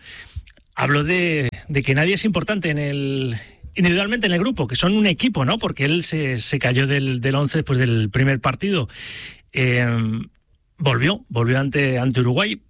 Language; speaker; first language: Spanish; native; Spanish